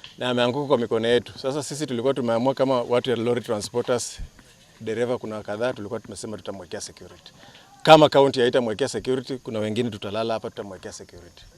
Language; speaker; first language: Swahili; non-native, local second language; Luyia